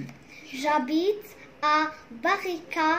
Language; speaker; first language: French; non-native, learner; Arabic